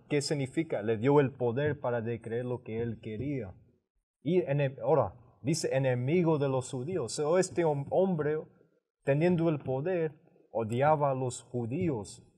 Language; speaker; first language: Spanish; early bilingual, heritage; Spanish